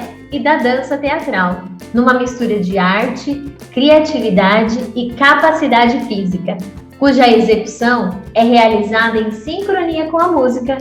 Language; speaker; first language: Portuguese; native; Portuguese